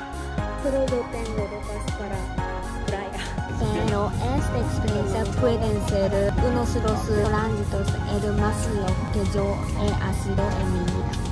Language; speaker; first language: Spanish; non-native, learner; Japanese